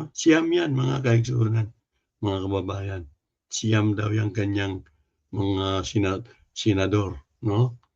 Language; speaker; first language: Filipino; non-native, local second language; Cebuano